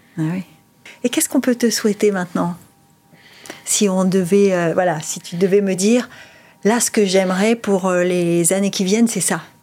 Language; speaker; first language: French; native; French